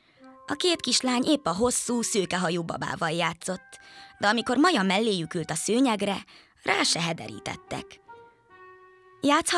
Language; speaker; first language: Hungarian; native; Hungarian